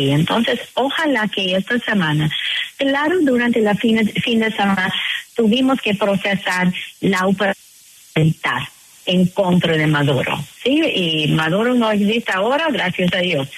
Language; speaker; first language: Spanish; non-native, fluent; English